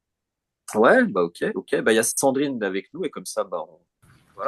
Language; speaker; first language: French; native; French